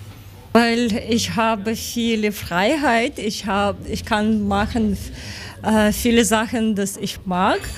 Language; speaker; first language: German; non-native, learner; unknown